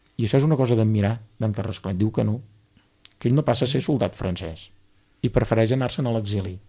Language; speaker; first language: Catalan; native; Catalan